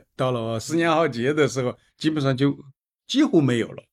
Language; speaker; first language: Chinese; native; Chinese